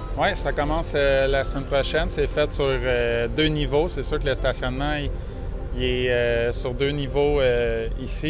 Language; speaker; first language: French; native; French